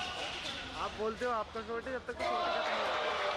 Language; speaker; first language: Hindi; native; Hindi